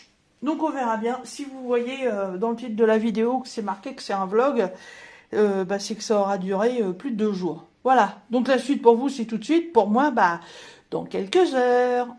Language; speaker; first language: French; native; French